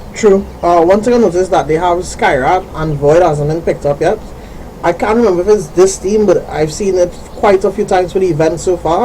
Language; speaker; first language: English; native; English